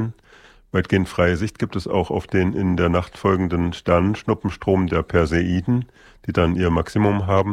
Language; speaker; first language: German; native; German